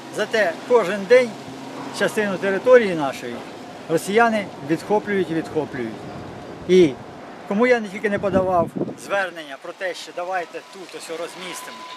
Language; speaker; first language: Ukrainian; native; Ukrainian